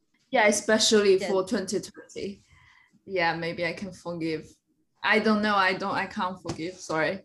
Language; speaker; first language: English; non-native, fluent; Chinese